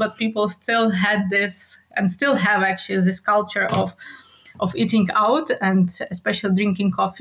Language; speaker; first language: English; non-native, fluent; Ukrainian